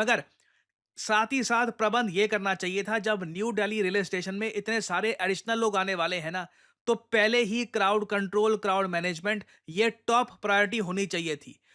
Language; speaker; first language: Hindi; native; Hindi